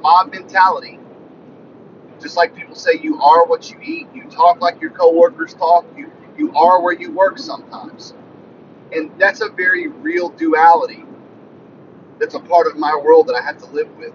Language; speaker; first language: English; native; English